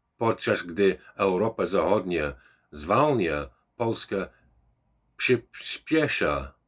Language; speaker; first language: Polish; non-native, fluent; English